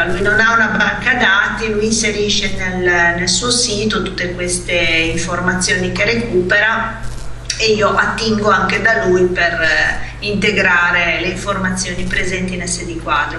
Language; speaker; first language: Italian; native; Italian